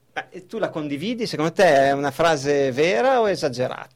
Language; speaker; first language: Italian; native; Italian